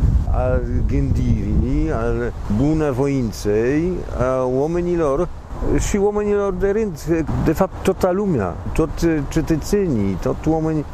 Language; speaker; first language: Romanian; non-native, fluent; Polish